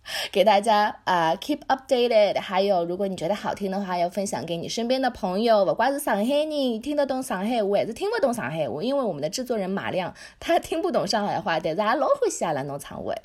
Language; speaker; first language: Chinese; native; Chinese